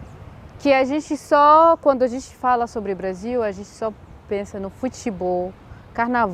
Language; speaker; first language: Portuguese; non-native, fluent; Arabic